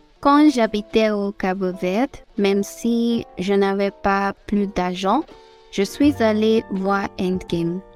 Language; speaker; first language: French; non-native, learner; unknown